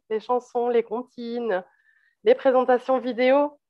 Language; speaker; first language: French; native; French